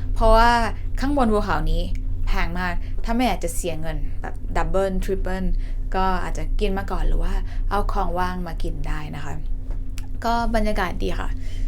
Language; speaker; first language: Thai; native; Thai